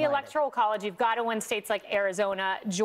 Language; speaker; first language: English; native; English